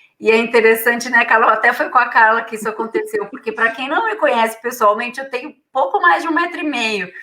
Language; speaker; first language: Portuguese; native; Portuguese